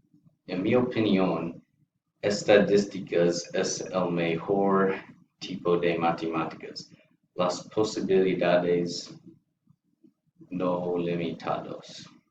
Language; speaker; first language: Spanish; non-native, learner; English